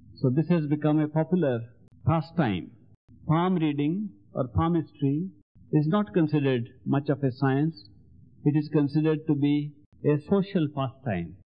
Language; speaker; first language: English; non-native, local second language; Hindi